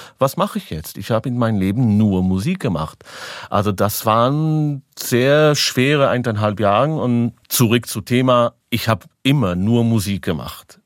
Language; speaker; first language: German; non-native, fluent; Hebrew